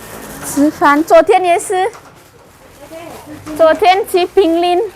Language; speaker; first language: Chinese; non-native, local second language; Indonesian